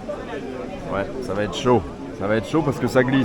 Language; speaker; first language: French; native; French